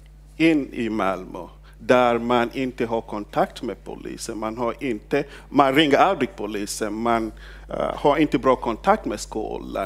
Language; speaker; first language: Swedish; non-native, fluent; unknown